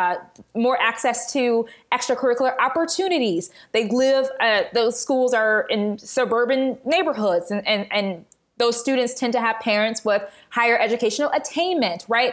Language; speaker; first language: English; native; English